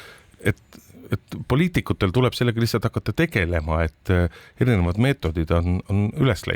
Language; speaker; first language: Estonian; native; Estonian